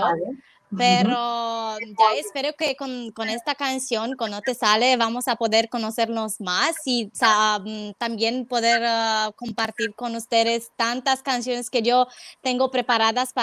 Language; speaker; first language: Spanish; non-native, fluent; Romanian